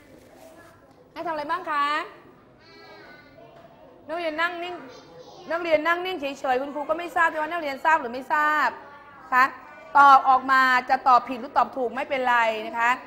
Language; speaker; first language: Thai; native; Thai